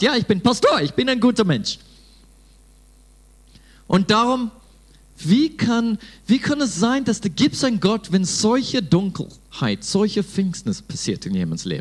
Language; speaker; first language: German; non-native, fluent; English